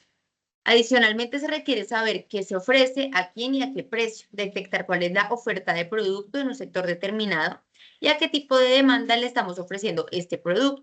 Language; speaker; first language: Spanish; native; Spanish